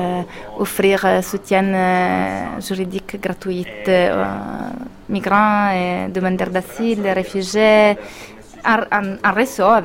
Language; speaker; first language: French; non-native, fluent; Italian